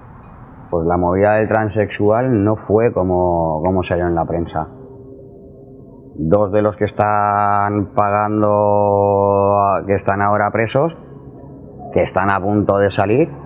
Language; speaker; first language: Spanish; native; Spanish